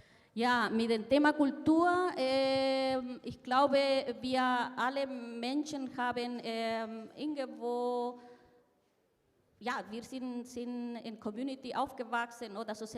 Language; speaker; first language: German; non-native, fluent; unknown